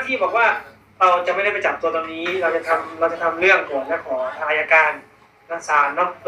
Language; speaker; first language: Thai; native; Thai